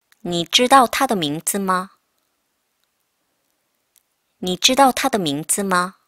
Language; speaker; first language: Chinese; non-native, fluent; Korean